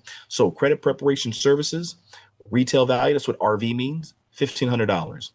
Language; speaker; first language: English; native; English